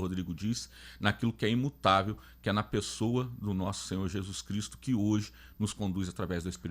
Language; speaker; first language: Portuguese; native; Portuguese